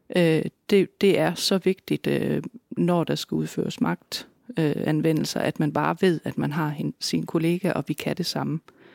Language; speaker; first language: Danish; native; Danish